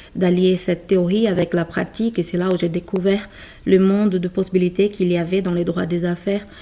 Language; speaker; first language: French; non-native, fluent; Portuguese